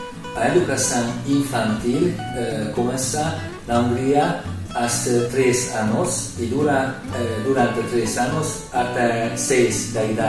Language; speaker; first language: Portuguese; non-native, learner; Hungarian